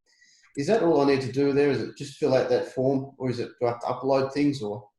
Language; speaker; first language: English; native; English